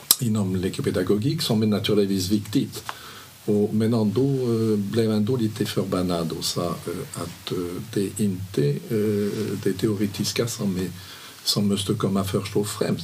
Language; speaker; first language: Swedish; non-native, fluent; French